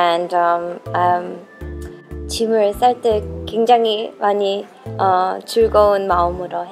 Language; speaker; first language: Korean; early bilingual, heritage; English